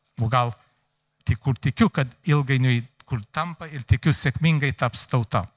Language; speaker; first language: Lithuanian; early bilingual, heritage; Lithuanian